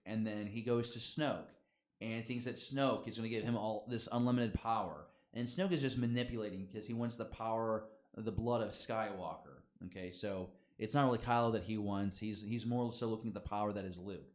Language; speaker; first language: English; native; English